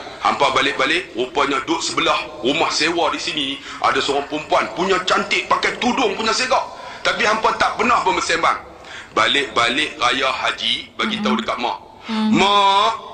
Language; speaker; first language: Malay; native; Malay